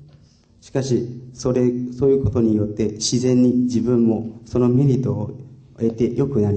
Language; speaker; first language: Japanese; non-native, fluent; Chinese